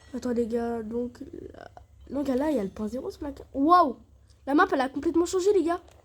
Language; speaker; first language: French; native; French